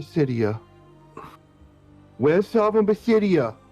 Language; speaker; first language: English; native; English